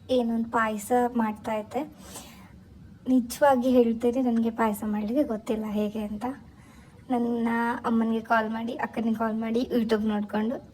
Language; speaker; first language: Kannada; native; Kannada